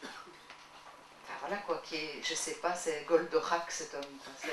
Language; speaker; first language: French; native; French